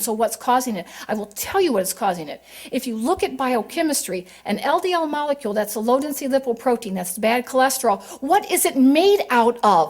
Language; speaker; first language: English; native; English